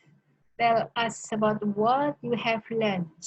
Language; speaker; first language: English; non-native, learner; Indonesian